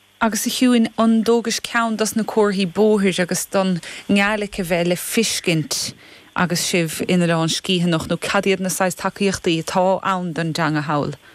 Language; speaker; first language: Irish; native; Irish